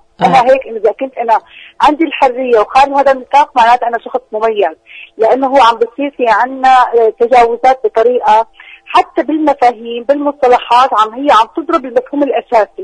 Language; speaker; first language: Arabic; native; Arabic